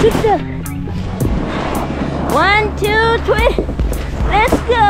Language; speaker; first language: English; non-native, learner; Vietnamese